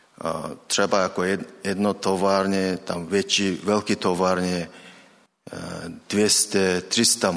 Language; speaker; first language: Czech; non-native, learner; Mongolian